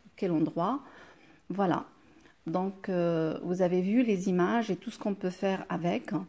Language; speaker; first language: French; non-native, local second language; Arabic